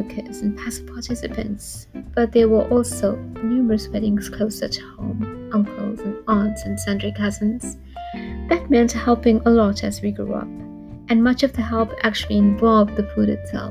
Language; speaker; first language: English; native; English